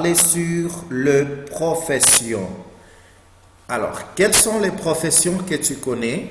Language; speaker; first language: French; non-native, fluent; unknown